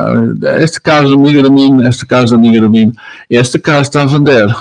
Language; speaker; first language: Portuguese; non-native, learner; Dutch